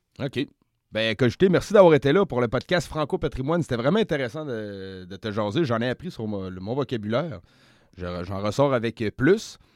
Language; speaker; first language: French; native; French